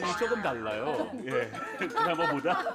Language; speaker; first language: Korean; non-native, fluent; English